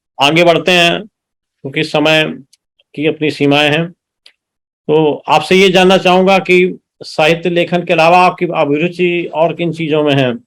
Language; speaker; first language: Hindi; native; Hindi